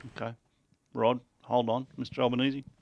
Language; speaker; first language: English; native; English